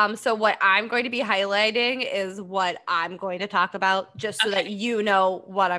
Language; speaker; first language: English; native; English